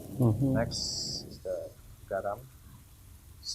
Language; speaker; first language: English; non-native, fluent; Indonesian